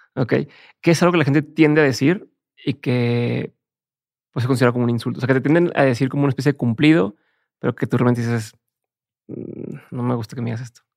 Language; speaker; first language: Spanish; native; Spanish